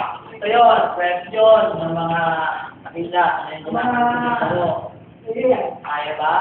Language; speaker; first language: Filipino; native; Filipino